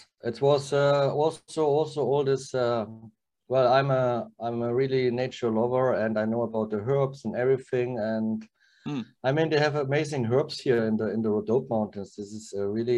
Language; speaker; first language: English; non-native, learner; German